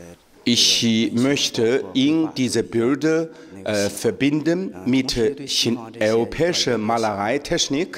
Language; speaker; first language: German; non-native, learner; Chinese